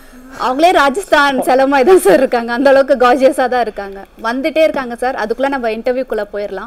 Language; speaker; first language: Tamil; native; Tamil